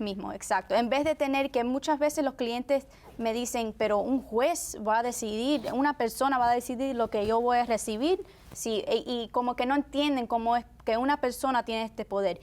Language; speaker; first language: Spanish; early bilingual, heritage; Spanish